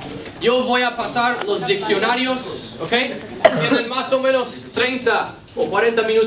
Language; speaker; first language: Spanish; non-native, fluent; English